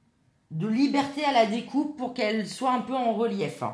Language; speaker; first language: French; native; French